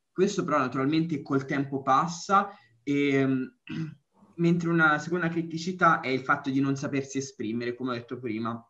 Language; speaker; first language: Italian; native; Italian